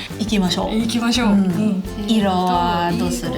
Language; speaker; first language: Japanese; non-native, fluent; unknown